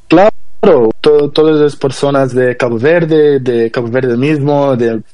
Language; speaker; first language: Spanish; non-native, learner; Portuguese